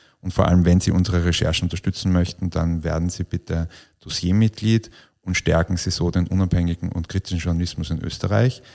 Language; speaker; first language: German; native; German